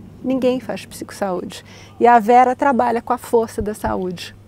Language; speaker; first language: Portuguese; native; Portuguese